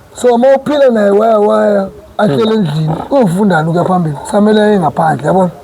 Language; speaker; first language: Zulu; non-native, local second language; Northern Sotho